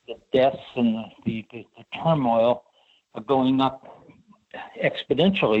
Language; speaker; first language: English; native; English